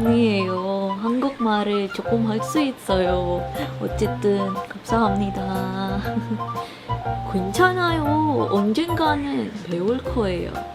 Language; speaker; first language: Korean; non-native, learner; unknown